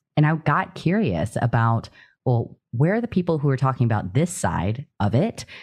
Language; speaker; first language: English; native; English